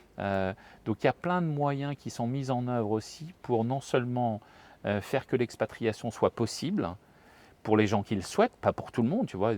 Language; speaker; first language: French; native; French